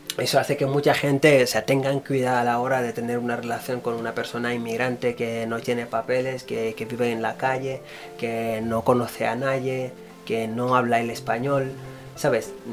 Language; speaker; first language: Spanish; non-native, fluent; Wolof